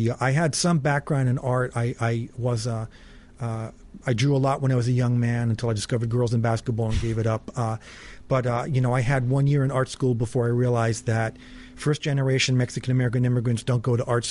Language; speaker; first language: English; native; English